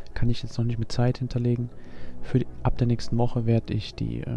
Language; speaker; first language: German; native; German